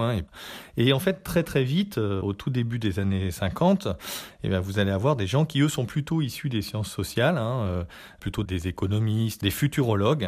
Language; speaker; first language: French; native; French